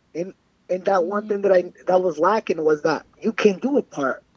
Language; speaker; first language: English; non-native, fluent; Spanish